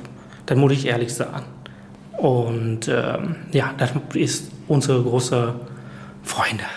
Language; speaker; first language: German; non-native, fluent; Vietnamese